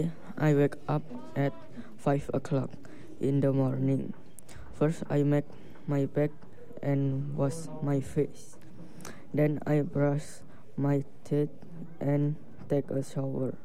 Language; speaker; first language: English; non-native, learner; Indonesian